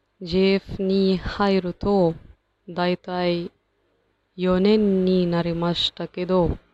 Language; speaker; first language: Japanese; non-native, learner; Arabic